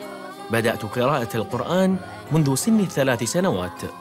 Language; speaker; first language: Arabic; non-native, learner; Malay